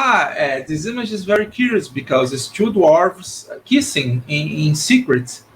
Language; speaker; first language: English; non-native, learner; Portuguese